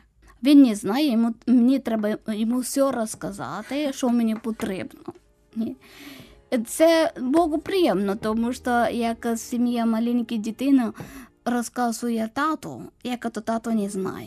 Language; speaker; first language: Ukrainian; non-native, learner; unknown